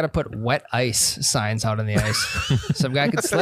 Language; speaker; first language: English; native; English